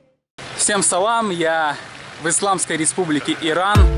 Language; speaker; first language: Russian; native; Russian